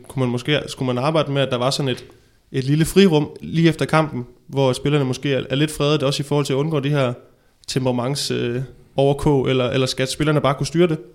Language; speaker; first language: Danish; native; Danish